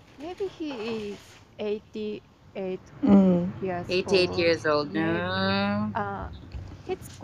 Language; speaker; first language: English; non-native, learner; Japanese